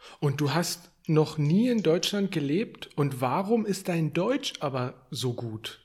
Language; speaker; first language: German; native; German